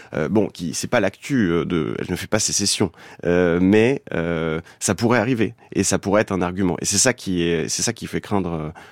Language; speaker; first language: French; native; French